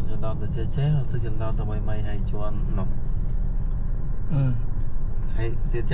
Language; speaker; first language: Chinese; non-native, learner; Vietnamese